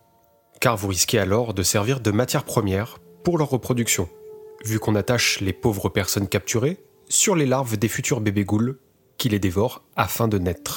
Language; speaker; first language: French; native; French